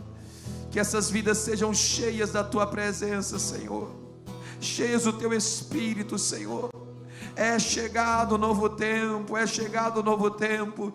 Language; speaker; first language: Portuguese; native; Portuguese